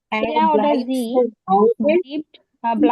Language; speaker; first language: German; non-native, learner; Bangla